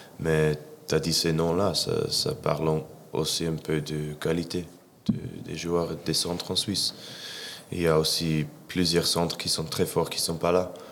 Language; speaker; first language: French; non-native, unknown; English